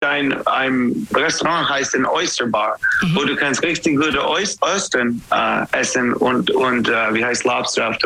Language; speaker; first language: German; non-native, learner; English